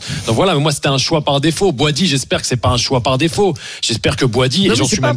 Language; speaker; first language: French; native; French